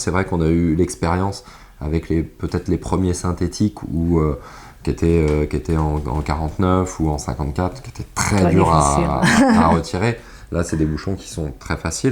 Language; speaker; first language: French; native; French